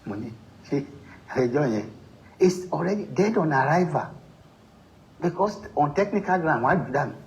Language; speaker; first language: English; non-native, local second language; Yoruba